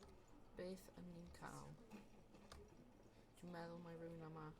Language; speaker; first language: Welsh; non-native, learner; English